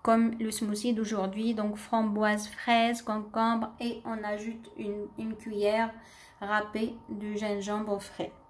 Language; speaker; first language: French; non-native, local second language; Arabic